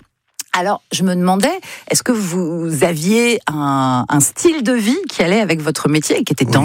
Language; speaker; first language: French; native; French